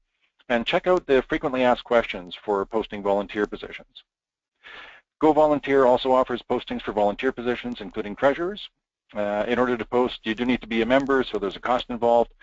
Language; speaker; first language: English; native; English